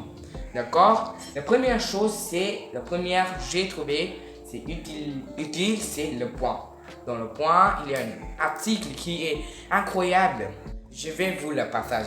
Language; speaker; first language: French; non-native, learner; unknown